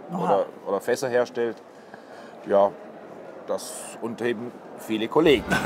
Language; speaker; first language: German; native; German